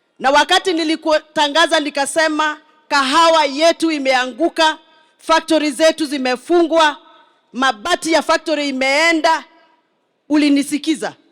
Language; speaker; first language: Swahili; non-native, local second language; Kikuyu